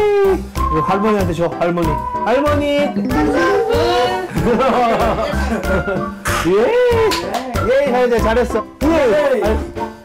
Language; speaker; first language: Korean; non-native, fluent; Japanese